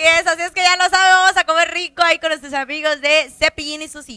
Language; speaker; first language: Spanish; native; Spanish